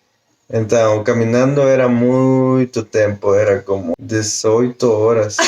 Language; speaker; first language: Portuguese; non-native, learner; Spanish